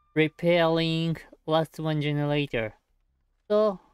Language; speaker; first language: English; non-native, learner; Japanese